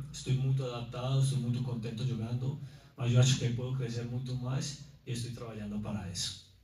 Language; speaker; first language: Portuguese; non-native, learner; Spanish